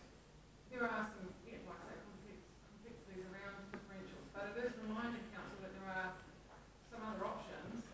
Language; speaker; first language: English; native; English